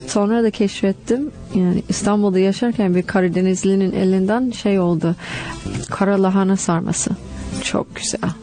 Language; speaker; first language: Turkish; non-native, fluent; English